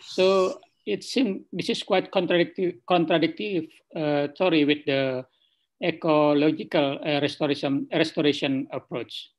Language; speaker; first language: English; non-native, fluent; Indonesian